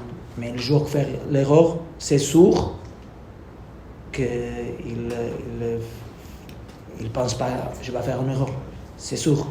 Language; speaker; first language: French; non-native, learner; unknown